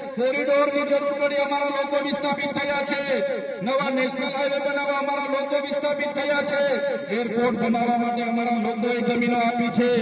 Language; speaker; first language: Gujarati; non-native, local second language; Bhili